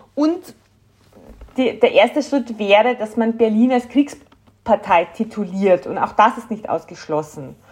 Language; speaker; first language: German; native; German